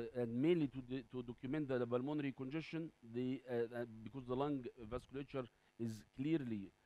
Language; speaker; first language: English; non-native, fluent; Arabic